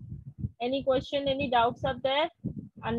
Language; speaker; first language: English; non-native, local second language; Bangla